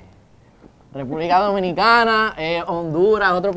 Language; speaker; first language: Spanish; native; Spanish